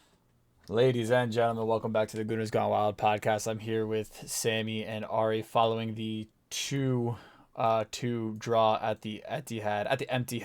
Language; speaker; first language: English; native; English